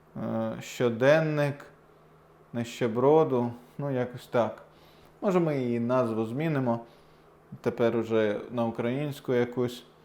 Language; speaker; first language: Ukrainian; non-native, local second language; Russian